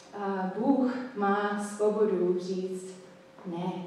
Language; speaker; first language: Czech; non-native, fluent; English